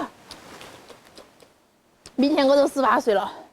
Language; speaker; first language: Chinese; native; Chinese